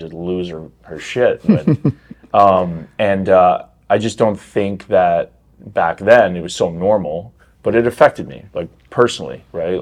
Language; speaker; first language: English; native; English